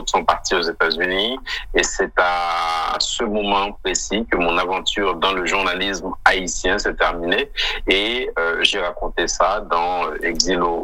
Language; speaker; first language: French; native; French